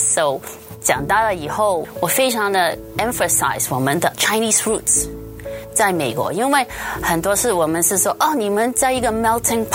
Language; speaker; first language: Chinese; early bilingual, heritage; Cantonese